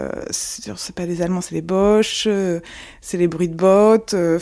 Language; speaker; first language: French; native; French